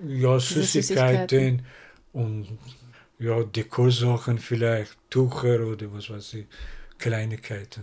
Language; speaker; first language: German; non-native, learner; Persian